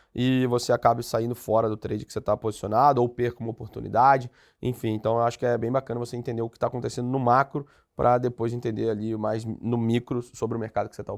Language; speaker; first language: Portuguese; native; Portuguese